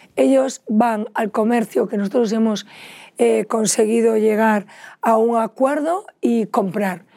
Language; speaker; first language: Spanish; native; Spanish